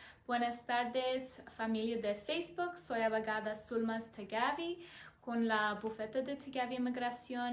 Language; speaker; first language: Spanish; non-native, learner; English